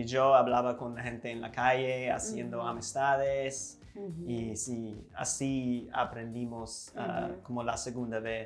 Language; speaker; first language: Spanish; non-native, fluent; English